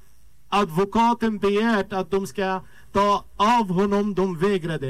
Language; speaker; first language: Swedish; non-native, fluent; Arabic